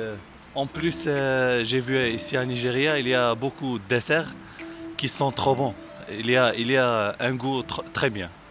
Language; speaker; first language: French; non-native, local second language; Arabic